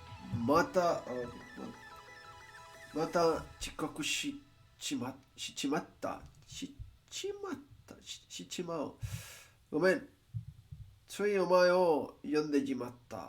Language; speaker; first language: Japanese; non-native, learner; English